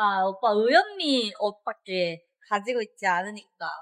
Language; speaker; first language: Korean; non-native, learner; Japanese